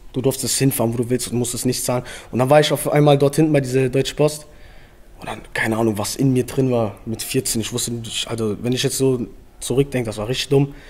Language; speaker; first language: German; early bilingual, other home language; Albanian